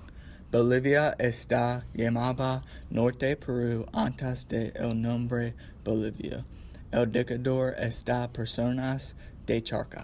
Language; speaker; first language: Spanish; non-native, learner; English